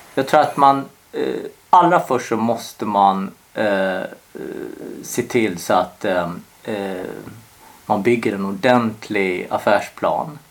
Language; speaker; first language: Swedish; early bilingual, other home language; Korean